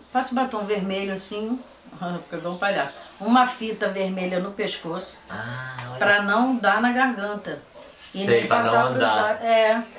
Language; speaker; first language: Portuguese; native; Portuguese